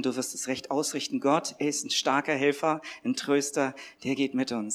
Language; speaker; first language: German; native; German